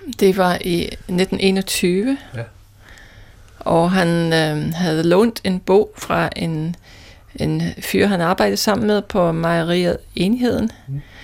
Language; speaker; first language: Danish; non-native, fluent; English